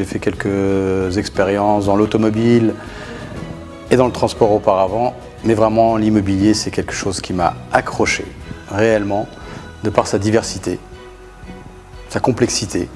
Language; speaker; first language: French; early bilingual, other home language; Arabic